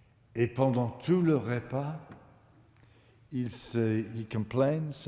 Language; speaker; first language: French; non-native, fluent; English